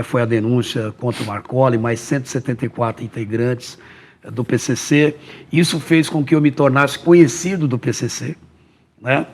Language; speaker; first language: Portuguese; native; Portuguese